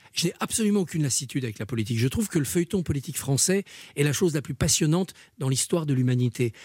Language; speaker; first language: French; native; French